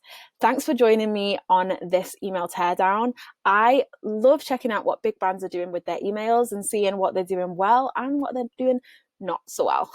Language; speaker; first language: English; native; English